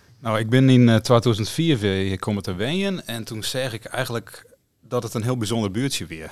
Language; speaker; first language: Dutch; non-native, local second language; Western Frisian